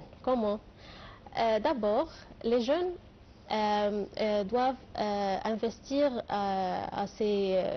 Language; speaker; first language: French; non-native, fluent; Arabic